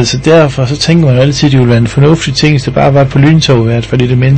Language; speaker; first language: Danish; native; Danish